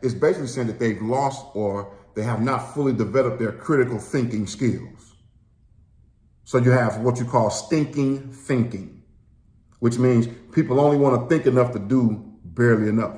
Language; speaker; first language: English; native; English